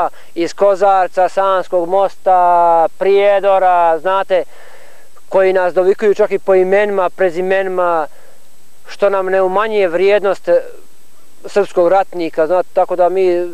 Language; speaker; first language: Croatian; native; Croatian